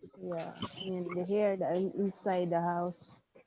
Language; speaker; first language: English; non-native, local second language; Filipino